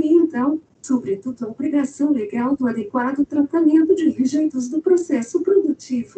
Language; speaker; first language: Portuguese; native; Portuguese